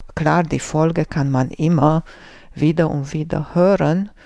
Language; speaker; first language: German; non-native, fluent; Romanian